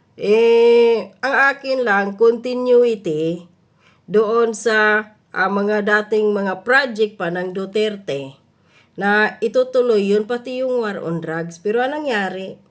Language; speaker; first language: Filipino; native; Filipino